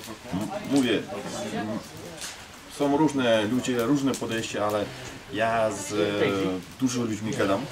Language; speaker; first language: Polish; non-native, fluent; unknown